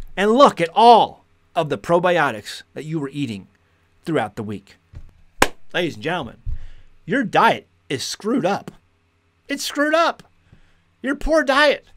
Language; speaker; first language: English; native; English